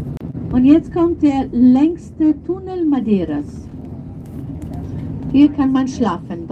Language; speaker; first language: German; non-native, fluent; Portuguese